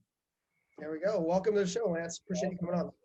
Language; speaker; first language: English; native; English